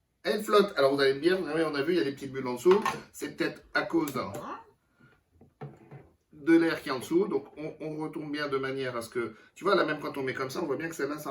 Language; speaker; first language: French; native; French